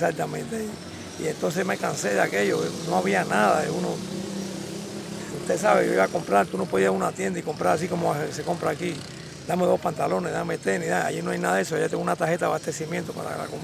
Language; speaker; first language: Spanish; native; Spanish